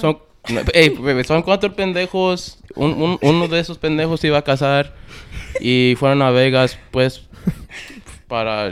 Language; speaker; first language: Spanish; early bilingual, heritage; Spanish